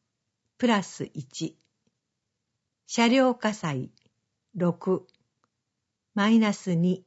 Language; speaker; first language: Japanese; native; Japanese